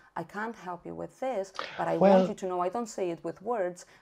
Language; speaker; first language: English; non-native, fluent; Spanish